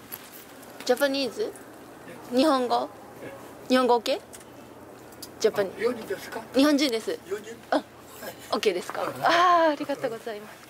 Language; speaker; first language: Japanese; non-native, learner; Korean